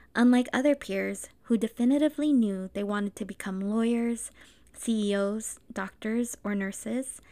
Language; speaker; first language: English; native; English